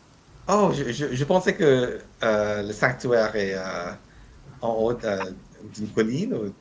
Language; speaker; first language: French; non-native, learner; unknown